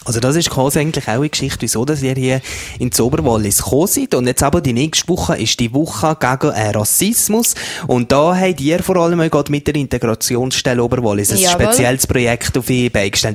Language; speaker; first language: German; native; German